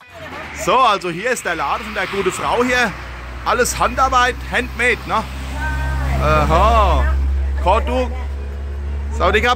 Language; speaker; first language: German; native; German